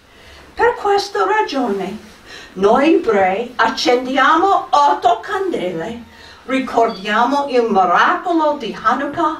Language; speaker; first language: Italian; non-native, fluent; English